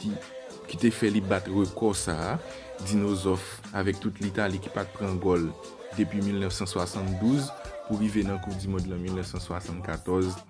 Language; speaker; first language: French; non-native, learner; Haitian Creole